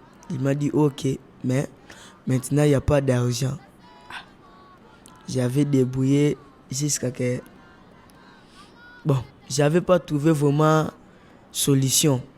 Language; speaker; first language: French; non-native, local second language; Lingala